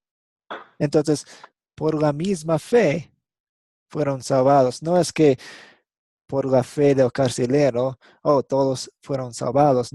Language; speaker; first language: Spanish; non-native, fluent; English